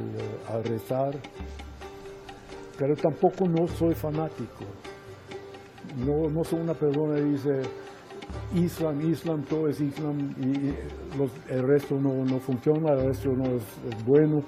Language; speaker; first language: Spanish; non-native, fluent; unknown